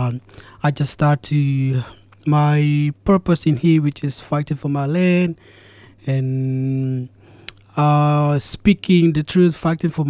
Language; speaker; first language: English; non-native, fluent; Indonesian